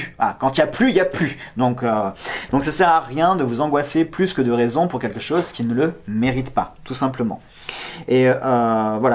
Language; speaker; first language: French; native; French